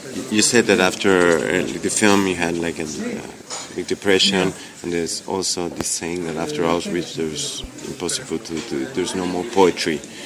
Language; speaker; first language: English; non-native, learner; Spanish